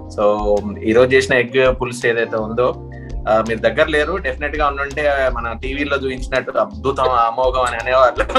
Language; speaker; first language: Telugu; native; Telugu